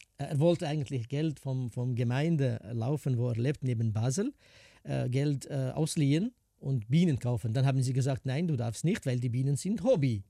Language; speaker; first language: German; non-native, fluent; Kurdish